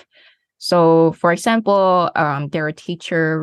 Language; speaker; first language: English; non-native, local second language; Cantonese